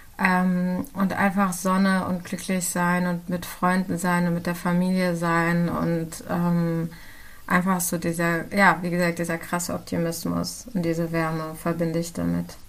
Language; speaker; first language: German; early bilingual, other home language; Central Kurdish